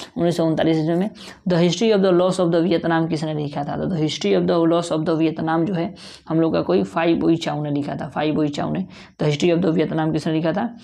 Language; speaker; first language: Hindi; native; Hindi